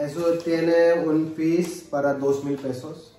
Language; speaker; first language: Spanish; non-native, learner; Hindi